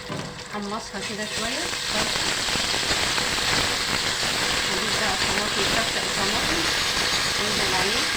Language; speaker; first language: Arabic; native; Arabic